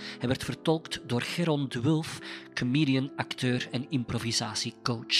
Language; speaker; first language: Dutch; native; Dutch